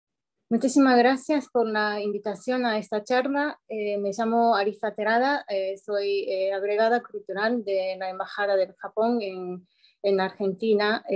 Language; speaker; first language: Spanish; non-native, fluent; Japanese